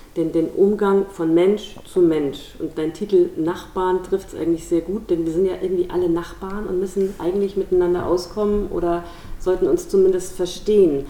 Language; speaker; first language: German; native; German